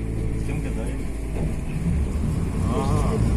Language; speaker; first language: Russian; native; Russian